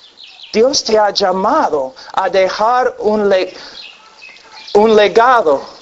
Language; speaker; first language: Spanish; non-native, fluent; English